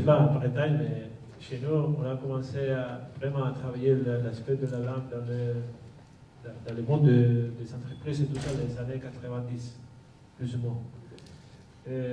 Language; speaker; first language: French; non-native, fluent; Basque